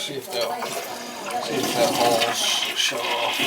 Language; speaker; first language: English; native; English